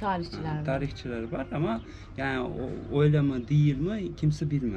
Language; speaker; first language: Turkish; non-native, fluent; Russian